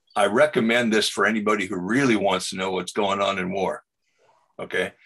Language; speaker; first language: English; native; English